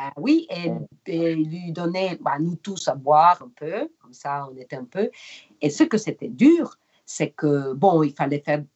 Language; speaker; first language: French; non-native, fluent; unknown